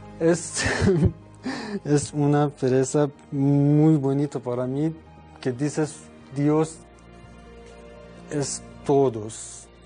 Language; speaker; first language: Spanish; non-native, learner; Persian